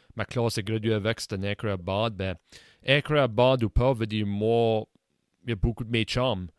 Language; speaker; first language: French; native; French